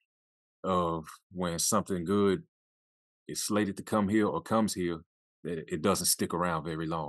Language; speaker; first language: English; native; English